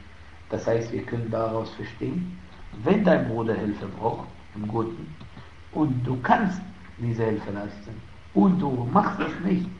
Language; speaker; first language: German; non-native, fluent; Arabic